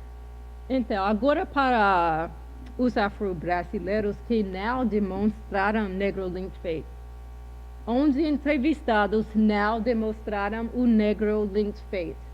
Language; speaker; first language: Portuguese; non-native, fluent; English